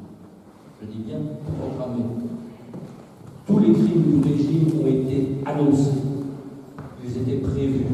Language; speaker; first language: French; native; French